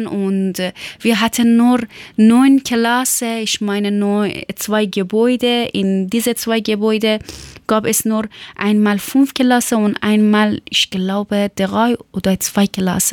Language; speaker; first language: German; non-native, fluent; Persian